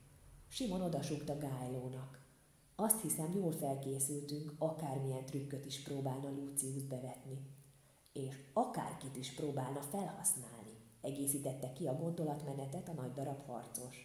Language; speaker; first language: Hungarian; native; Hungarian